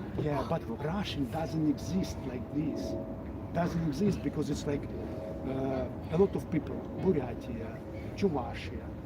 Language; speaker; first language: English; non-native, learner; Ukrainian